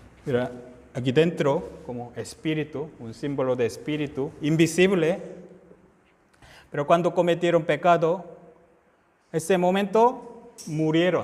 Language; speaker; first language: Spanish; non-native, fluent; Korean